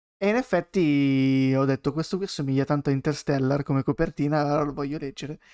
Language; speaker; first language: Italian; native; Italian